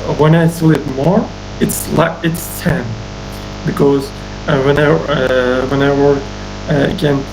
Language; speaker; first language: English; non-native, learner; Uzbek